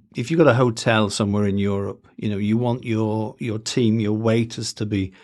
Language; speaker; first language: English; native; English